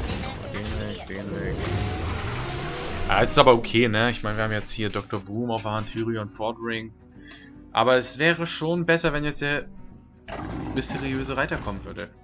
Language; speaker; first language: German; native; German